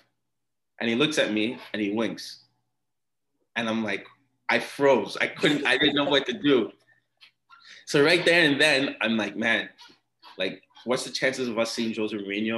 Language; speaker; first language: English; non-native, fluent; Akan